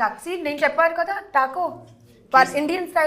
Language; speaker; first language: Telugu; non-native, learner; Hindi